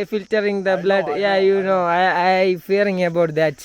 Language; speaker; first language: English; non-native, learner; Malayalam